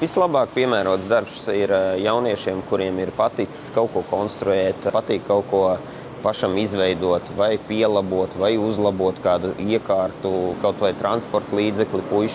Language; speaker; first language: Latvian; native; Latvian